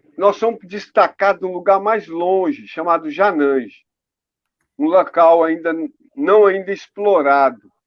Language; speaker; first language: Portuguese; native; Portuguese